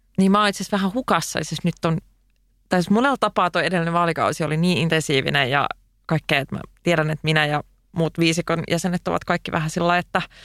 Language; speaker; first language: Finnish; non-native, local second language; Swedish